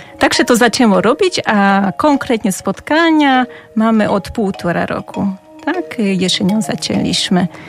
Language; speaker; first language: Polish; non-native, fluent; Hungarian